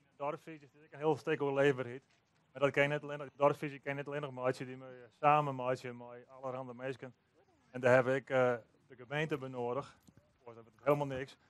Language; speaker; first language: Dutch; non-native, local second language; Western Frisian